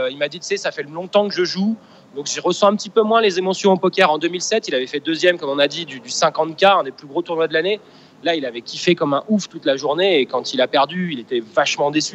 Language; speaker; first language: French; native; French